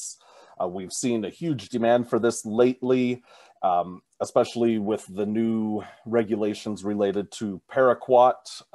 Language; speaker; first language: English; native; English